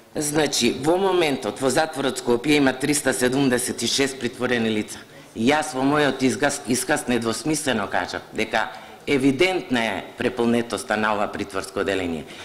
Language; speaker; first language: Macedonian; native; Macedonian